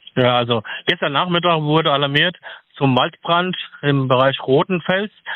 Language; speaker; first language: German; native; German